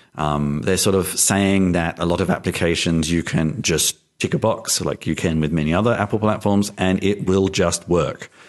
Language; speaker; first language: English; native; English